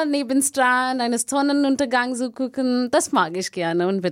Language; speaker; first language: German; non-native, fluent; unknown